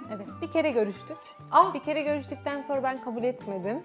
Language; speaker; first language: Turkish; native; Turkish